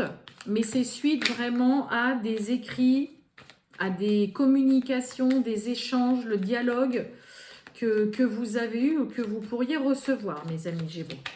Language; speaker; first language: French; native; French